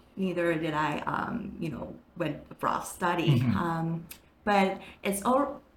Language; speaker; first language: English; non-native, fluent; Chinese